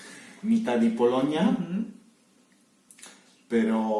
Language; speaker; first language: Spanish; non-native, fluent; Polish